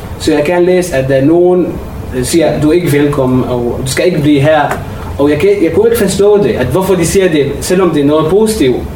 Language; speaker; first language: Danish; non-native, fluent; Arabic